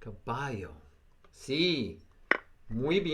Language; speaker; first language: Spanish; non-native, learner; English